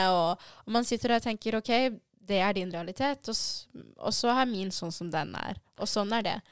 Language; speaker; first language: Norwegian; early bilingual, other home language; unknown